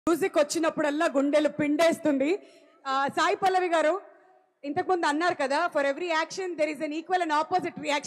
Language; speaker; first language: Telugu; native; Telugu